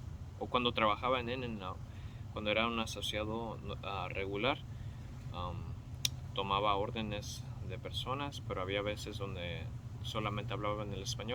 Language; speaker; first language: Spanish; early bilingual, heritage; Spanish